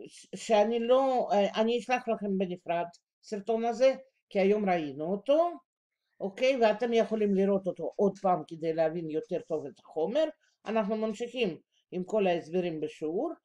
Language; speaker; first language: Hebrew; non-native, fluent; Russian